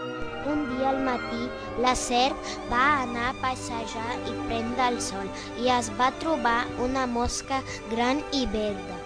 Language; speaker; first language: Catalan; non-native, learner; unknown